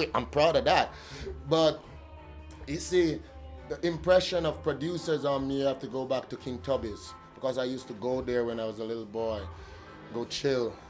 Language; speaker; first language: English; native; English